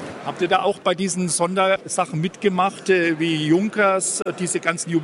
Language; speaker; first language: German; native; German